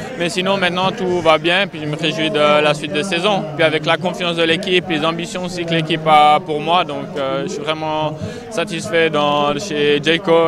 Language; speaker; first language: French; native; French